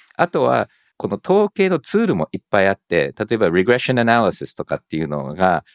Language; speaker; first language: Japanese; early bilingual, heritage; Japanese